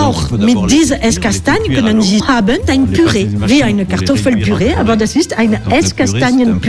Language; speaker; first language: German; non-native, learner; French